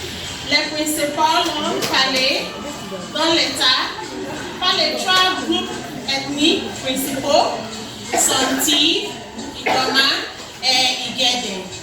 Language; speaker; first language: French; non-native, learner; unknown